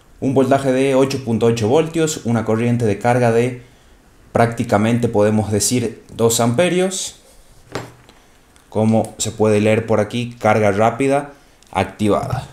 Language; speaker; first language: Spanish; native; Spanish